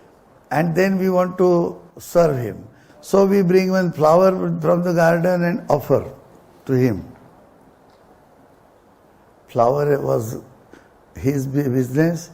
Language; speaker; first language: English; non-native, local second language; Marathi